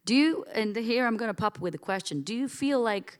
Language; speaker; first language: English; non-native, fluent; Bulgarian